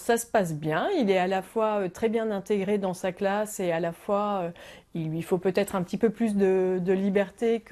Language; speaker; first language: French; native; French